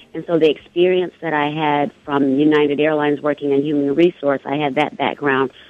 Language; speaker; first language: English; native; English